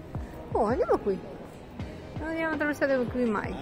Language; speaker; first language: Italian; non-native, learner; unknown